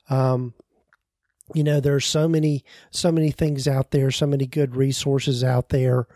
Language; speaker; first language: English; native; English